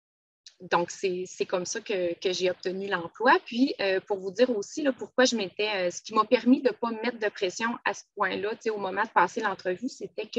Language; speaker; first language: French; native; French